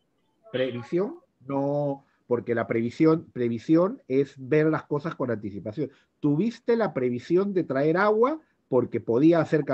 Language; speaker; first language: Spanish; native; Spanish